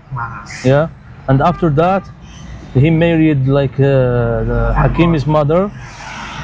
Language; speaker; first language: English; non-native, local second language; Arabic